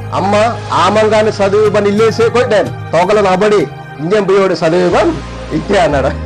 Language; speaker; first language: Telugu; non-native, local second language; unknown